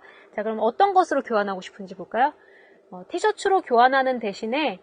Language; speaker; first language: Korean; native; Korean